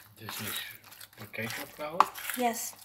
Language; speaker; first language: English; non-native, learner; Indonesian